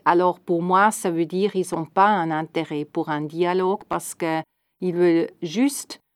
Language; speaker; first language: French; non-native, fluent; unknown